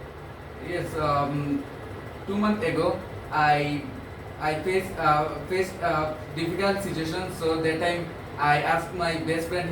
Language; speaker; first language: English; non-native, learner; Bangla